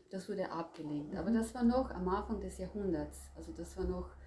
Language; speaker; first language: German; non-native, fluent; Croatian